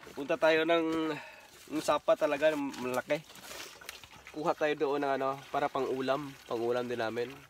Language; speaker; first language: Filipino; non-native, local second language; Cebuano